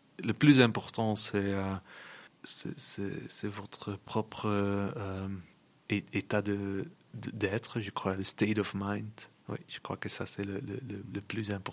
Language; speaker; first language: French; non-native, local second language; Dutch